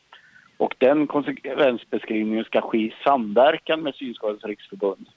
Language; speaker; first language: Swedish; native; Swedish